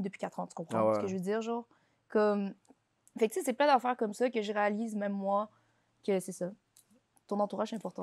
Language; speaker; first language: French; native; French